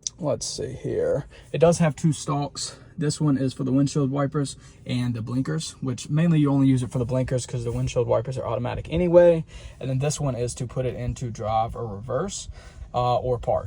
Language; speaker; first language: English; native; English